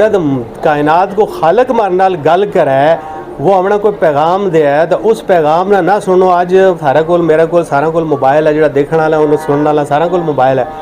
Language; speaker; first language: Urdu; non-native, local second language; Gujari